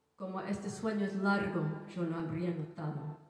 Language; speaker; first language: Spanish; non-native, fluent; English